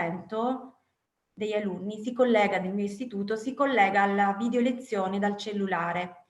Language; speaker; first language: Italian; native; Italian